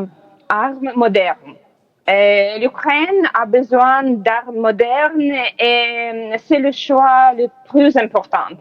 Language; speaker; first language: French; non-native, learner; Ukrainian